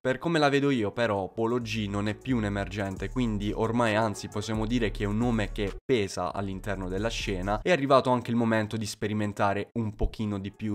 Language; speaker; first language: Italian; native; Italian